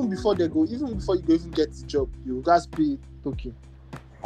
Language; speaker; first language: English; non-native, local second language; Yoruba